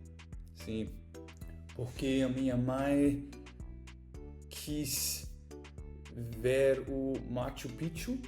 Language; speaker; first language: Portuguese; non-native, learner; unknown